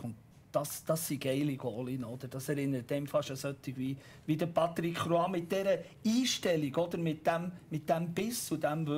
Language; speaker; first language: German; native; German